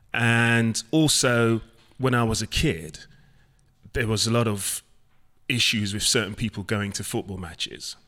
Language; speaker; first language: English; native; English